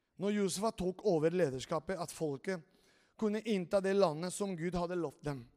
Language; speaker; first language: Norwegian; non-native, fluent; Spanish